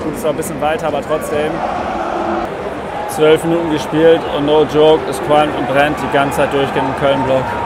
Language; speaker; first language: German; native; German